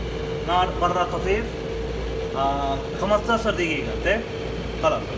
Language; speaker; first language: Arabic; non-native, learner; Urdu